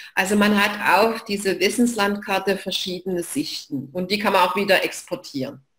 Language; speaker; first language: German; native; German